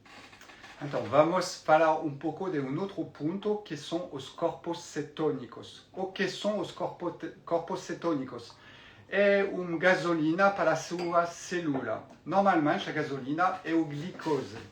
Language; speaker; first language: Portuguese; non-native, fluent; French